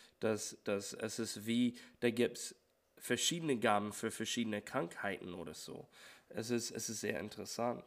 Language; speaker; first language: German; non-native, learner; English